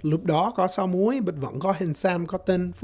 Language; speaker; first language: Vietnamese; non-native, learner; English